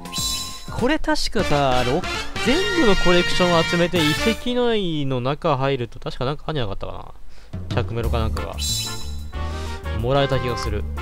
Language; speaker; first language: Japanese; native; Japanese